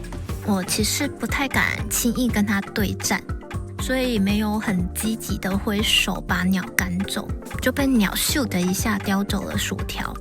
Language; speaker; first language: Chinese; native; Chinese